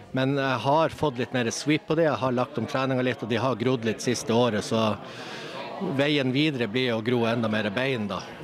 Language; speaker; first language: Norwegian; native; Norwegian